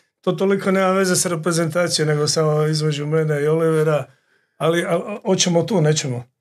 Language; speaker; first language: Croatian; native; Croatian